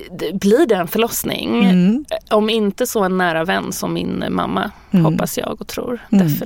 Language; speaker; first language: Swedish; native; Swedish